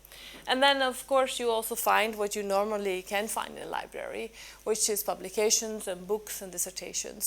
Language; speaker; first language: English; non-native, fluent; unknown